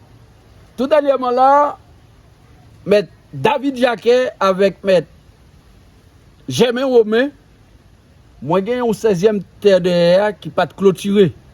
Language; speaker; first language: French; non-native, local second language; Haitian Creole